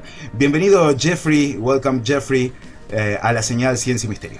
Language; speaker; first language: Spanish; native; Spanish